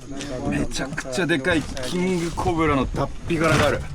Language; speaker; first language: Japanese; native; Japanese